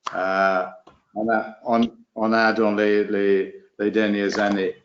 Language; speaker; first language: French; non-native, fluent; English